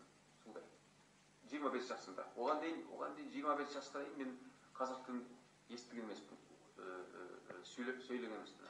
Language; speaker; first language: Kazakh; non-native, fluent; Hungarian